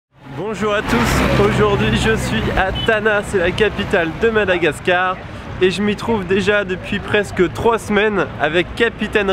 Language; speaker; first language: French; native; French